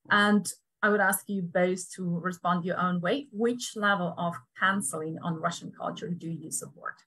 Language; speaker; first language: English; non-native, fluent; Ukrainian